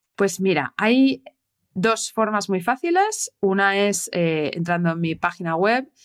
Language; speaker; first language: Spanish; native; Spanish